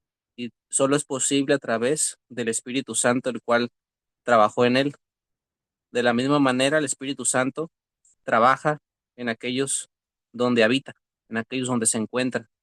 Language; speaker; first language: Spanish; native; Spanish